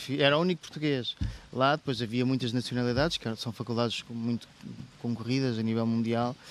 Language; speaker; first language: Portuguese; native; Portuguese